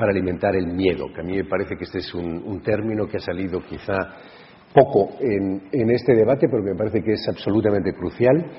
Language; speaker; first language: Spanish; native; Spanish